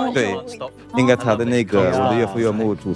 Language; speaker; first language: Chinese; non-native, fluent; Swedish